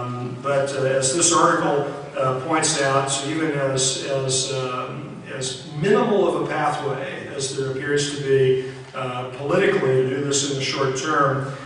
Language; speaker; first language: English; native; English